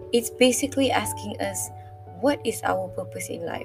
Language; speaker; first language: English; non-native, local second language; Malay